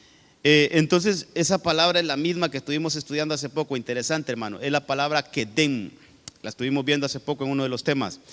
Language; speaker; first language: Spanish; native; Spanish